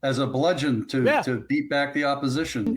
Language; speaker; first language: English; native; English